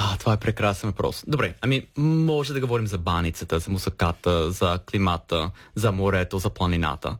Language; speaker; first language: Bulgarian; non-native, fluent; English